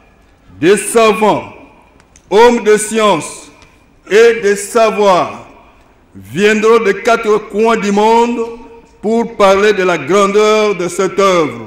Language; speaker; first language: French; non-native, local second language; Lingala